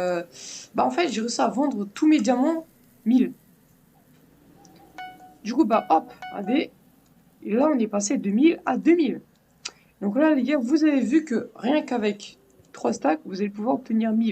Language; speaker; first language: French; native; French